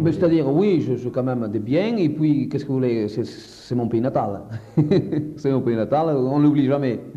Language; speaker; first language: French; non-native, fluent; Portuguese